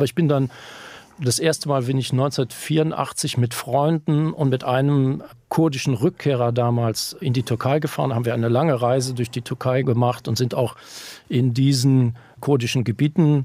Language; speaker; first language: German; native; German